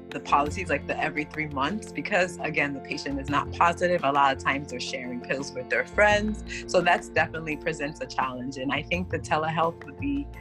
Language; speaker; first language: English; non-native, fluent; Haitian Creole